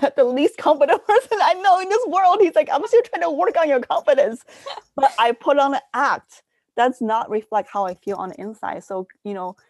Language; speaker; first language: English; early bilingual, other home language; Chinese